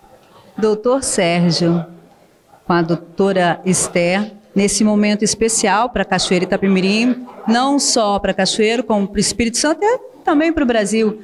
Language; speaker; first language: Portuguese; native; Portuguese